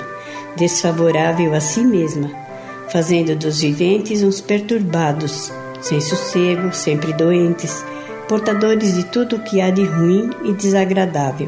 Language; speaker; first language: Portuguese; native; Portuguese